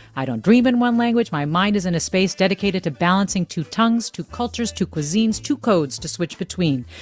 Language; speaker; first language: English; native; English